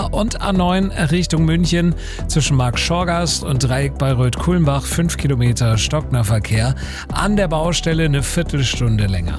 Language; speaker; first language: German; native; German